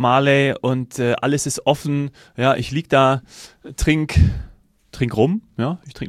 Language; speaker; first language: German; native; German